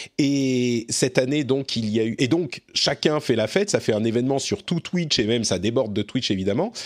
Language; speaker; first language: French; native; French